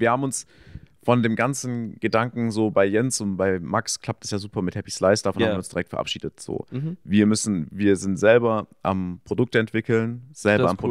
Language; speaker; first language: German; native; German